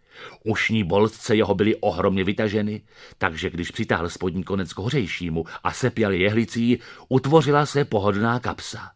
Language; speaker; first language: Czech; native; Czech